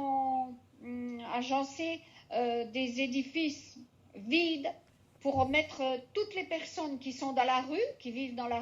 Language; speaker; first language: French; non-native, fluent; Spanish